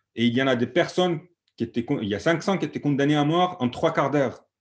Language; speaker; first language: French; non-native, fluent; Arabic